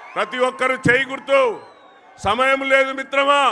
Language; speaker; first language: Telugu; native; Telugu